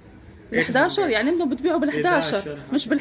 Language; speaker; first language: Arabic; native; Arabic